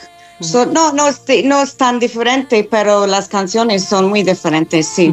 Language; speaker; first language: Spanish; non-native, fluent; English